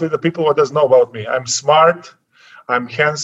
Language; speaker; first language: English; non-native, learner; Serbian